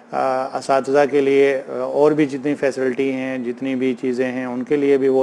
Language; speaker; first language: Urdu; native; Urdu